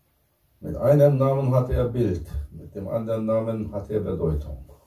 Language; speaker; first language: German; non-native, fluent; Turkish